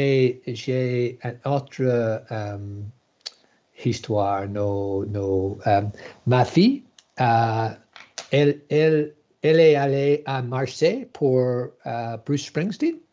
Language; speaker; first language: French; non-native, learner; English